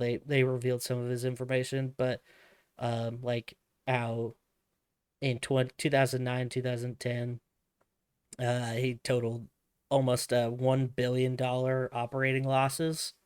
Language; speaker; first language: English; native; English